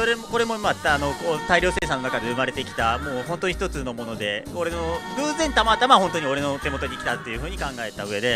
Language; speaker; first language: Japanese; native; Japanese